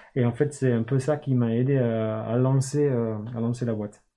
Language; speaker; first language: French; non-native, fluent; English